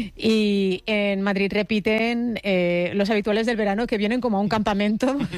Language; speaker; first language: Spanish; native; Spanish